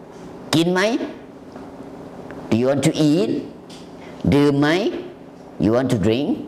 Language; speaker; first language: English; non-native, learner; Thai